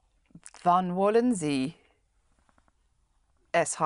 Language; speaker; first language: German; non-native, learner; English